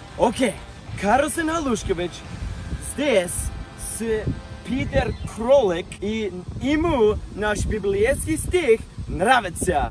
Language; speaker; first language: Russian; non-native, learner; English